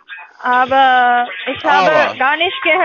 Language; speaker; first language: German; non-native, learner; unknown